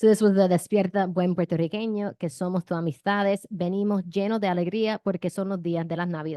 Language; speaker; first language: Spanish; non-native, fluent; English